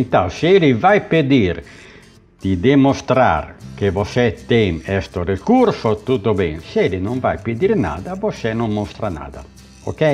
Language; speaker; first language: Portuguese; non-native, learner; Italian